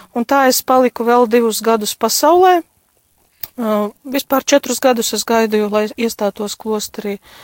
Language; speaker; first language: Latvian; non-native, local second language; Russian